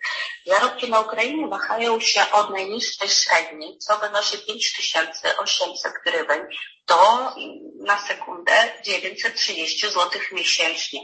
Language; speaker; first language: Polish; non-native, fluent; Ukrainian